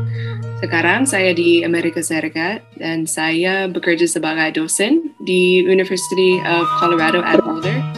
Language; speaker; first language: Indonesian; non-native, fluent; English